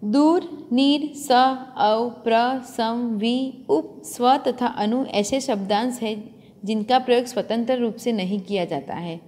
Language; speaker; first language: Hindi; non-native, local second language; Gujarati